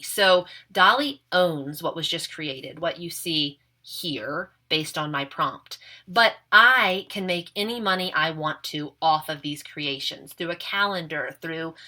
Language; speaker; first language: English; native; English